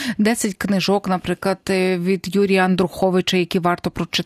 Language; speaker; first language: Polish; non-native, learner; Ukrainian